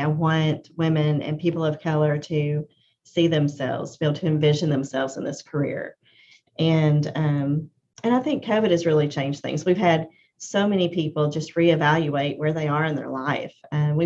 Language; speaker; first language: English; native; English